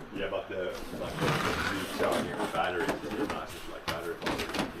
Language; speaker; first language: English; non-native, fluent; Swedish